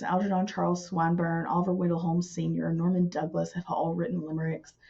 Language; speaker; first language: English; native; English